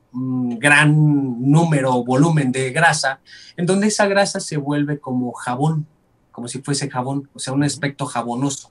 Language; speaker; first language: Spanish; native; Spanish